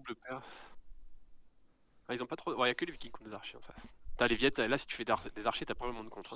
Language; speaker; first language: French; native; French